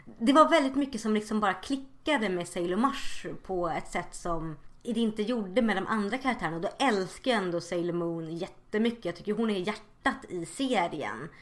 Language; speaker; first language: Swedish; native; Swedish